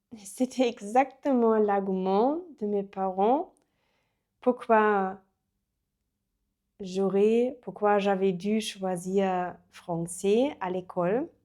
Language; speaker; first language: French; non-native, learner; German